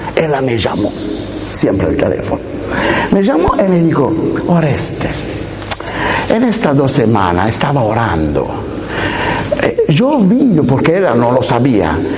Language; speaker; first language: Spanish; non-native, fluent; Italian